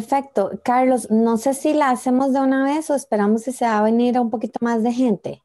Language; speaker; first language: Spanish; native; Spanish